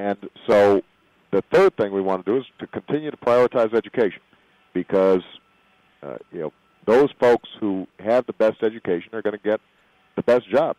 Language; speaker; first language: English; native; English